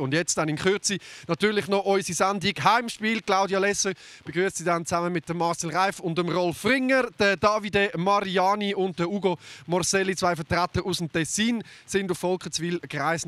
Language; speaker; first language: German; native; German